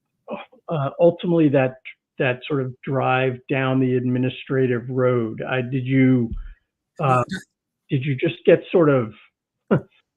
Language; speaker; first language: English; native; English